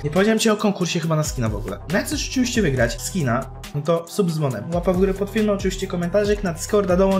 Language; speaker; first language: Polish; native; Polish